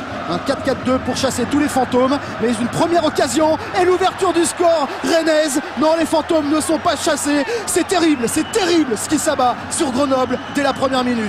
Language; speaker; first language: French; native; French